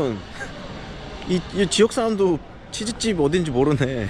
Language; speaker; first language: Korean; native; Korean